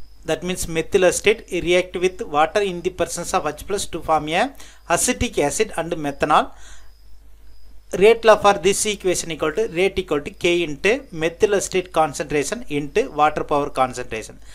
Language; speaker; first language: English; non-native, local second language; Tamil